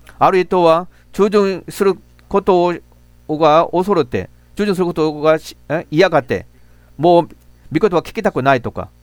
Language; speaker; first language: Japanese; non-native, fluent; Korean